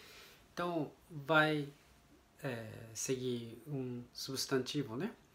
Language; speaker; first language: Portuguese; non-native, learner; Japanese